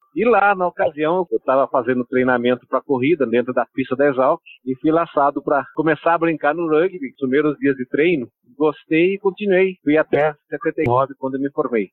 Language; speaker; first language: Portuguese; native; Portuguese